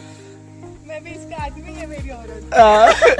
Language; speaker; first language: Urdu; non-native, local second language; Marathi